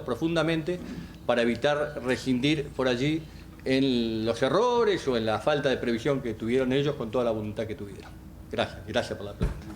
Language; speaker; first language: Spanish; native; Spanish